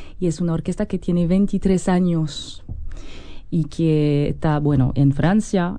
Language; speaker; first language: Spanish; non-native, fluent; French